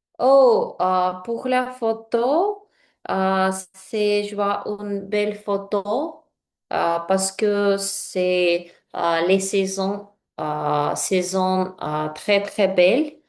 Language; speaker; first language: French; non-native, learner; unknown